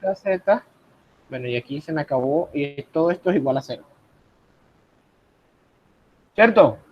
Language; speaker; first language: Spanish; native; Spanish